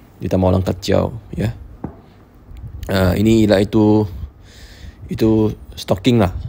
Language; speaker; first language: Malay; non-native, local second language; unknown